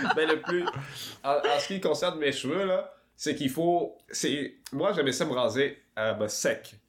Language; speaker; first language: French; early bilingual, other home language; Swahili